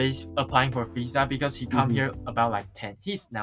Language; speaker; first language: English; non-native, learner; Chinese